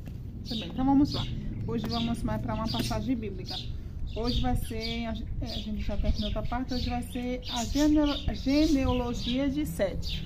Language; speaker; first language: Portuguese; native; Portuguese